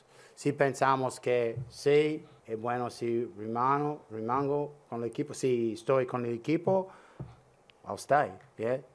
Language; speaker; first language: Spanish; non-native, learner; English